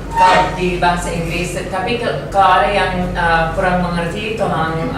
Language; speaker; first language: Indonesian; non-native, fluent; English